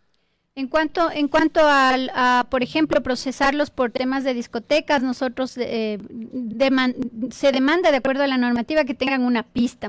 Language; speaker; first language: Spanish; native; Spanish